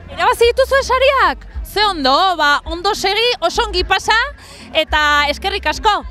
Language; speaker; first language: Basque; native; Basque